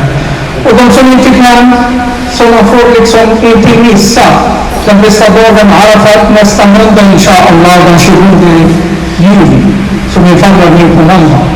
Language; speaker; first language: Swedish; non-native, fluent; Somali